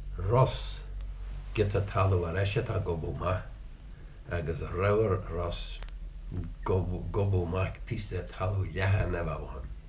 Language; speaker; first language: Irish; native; Irish